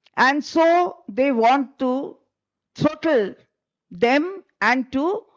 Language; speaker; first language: English; non-native, local second language; Bangla